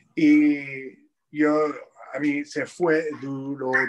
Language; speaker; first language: Spanish; early bilingual, heritage; Spanish